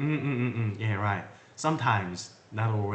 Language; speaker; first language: English; non-native, learner; Korean